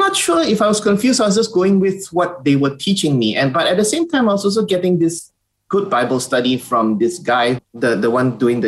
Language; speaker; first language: English; native; English